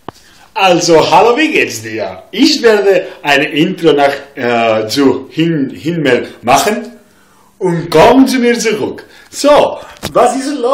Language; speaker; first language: German; non-native, learner; English